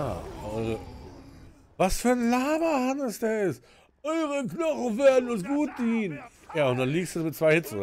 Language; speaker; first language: German; native; German